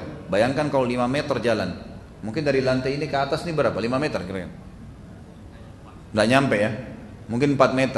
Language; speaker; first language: Indonesian; native; Indonesian